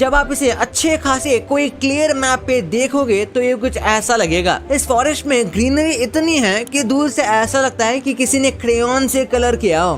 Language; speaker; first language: Hindi; native; Hindi